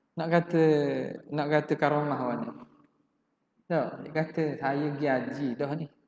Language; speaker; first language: Malay; native; Malay